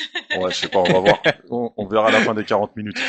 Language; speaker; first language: French; native; French